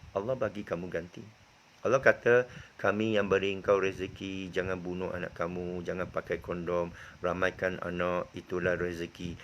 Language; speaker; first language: Malay; non-native, local second language; Chinese